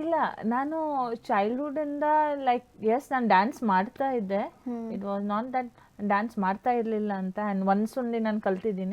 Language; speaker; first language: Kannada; non-native, learner; Hindi